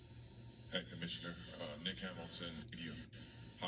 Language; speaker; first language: English; native; English